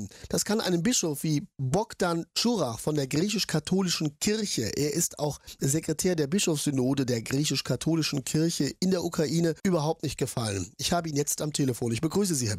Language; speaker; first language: German; native; German